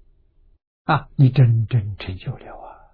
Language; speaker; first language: Chinese; native; Chinese